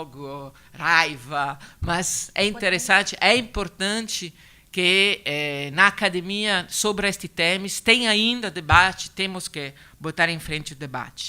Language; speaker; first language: Portuguese; non-native, learner; Italian